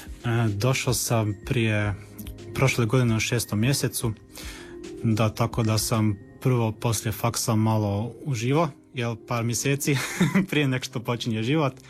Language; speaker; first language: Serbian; early bilingual, heritage; Croatian